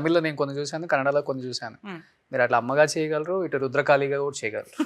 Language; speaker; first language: Telugu; native; Telugu